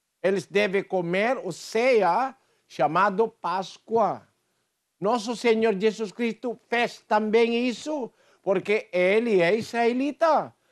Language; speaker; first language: Portuguese; non-native, fluent; Filipino